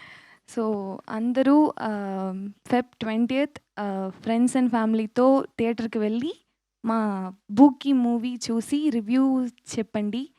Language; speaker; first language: Telugu; non-native, learner; Tamil